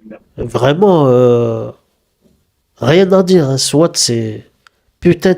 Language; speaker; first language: French; native; French